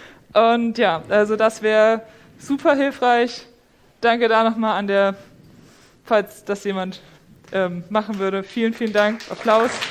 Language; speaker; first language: German; native; German